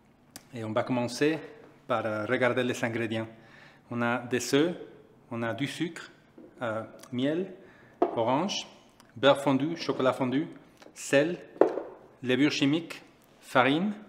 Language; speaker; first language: French; non-native, fluent; Spanish